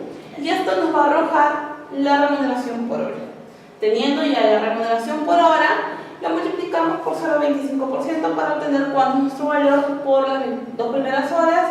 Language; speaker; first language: Spanish; native; Spanish